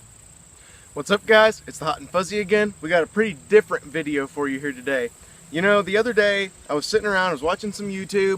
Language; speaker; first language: English; native; English